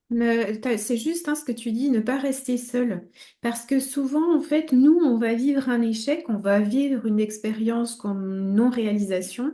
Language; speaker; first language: French; native; French